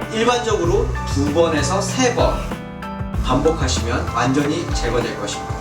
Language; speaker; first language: Korean; native; Korean